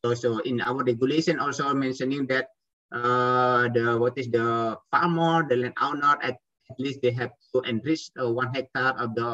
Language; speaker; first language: English; non-native, fluent; Indonesian